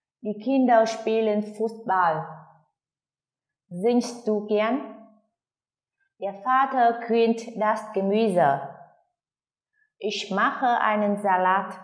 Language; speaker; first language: German; non-native, fluent; Vietnamese